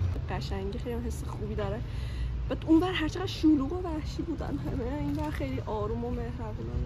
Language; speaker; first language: Persian; native; Persian